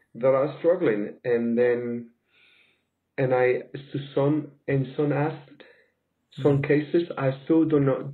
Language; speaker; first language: English; native; English